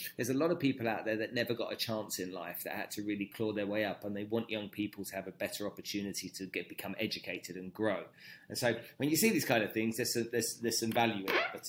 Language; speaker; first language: English; native; English